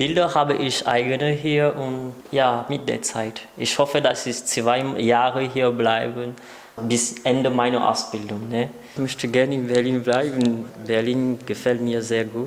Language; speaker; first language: German; non-native, learner; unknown